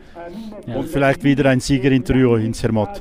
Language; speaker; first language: German; native; German